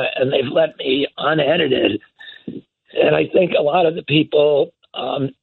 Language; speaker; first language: English; native; English